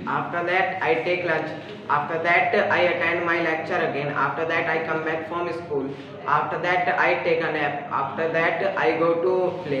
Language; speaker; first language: English; non-native, learner; Hindi